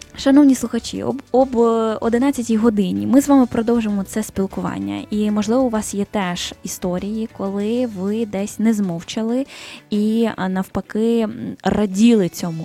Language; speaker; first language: Ukrainian; native; Ukrainian